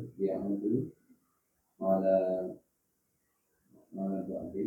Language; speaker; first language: Arabic; non-native, learner; Indonesian